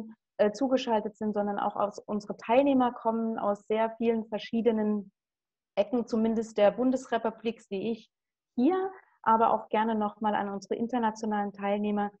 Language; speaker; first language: German; native; German